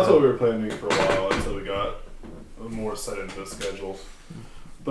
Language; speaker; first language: English; native; English